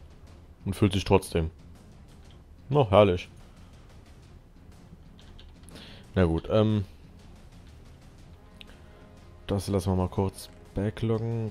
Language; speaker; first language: German; native; German